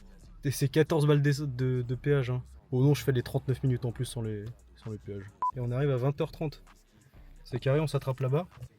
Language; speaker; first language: French; native; French